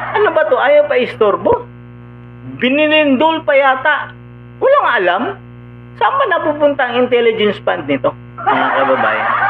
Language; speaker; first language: Filipino; non-native, local second language; Cebuano